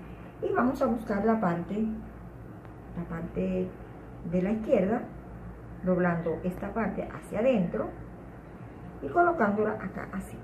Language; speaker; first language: Spanish; native; Spanish